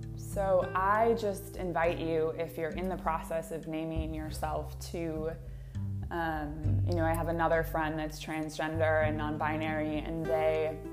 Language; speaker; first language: English; native; English